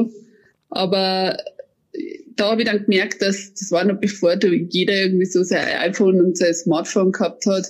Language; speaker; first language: German; native; German